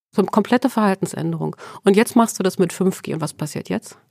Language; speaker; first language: German; early bilingual, other home language; Swedish